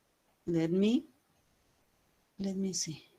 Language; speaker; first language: English; non-native, fluent; Spanish